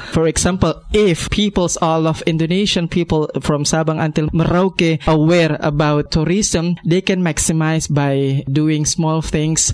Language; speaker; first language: English; non-native, learner; Indonesian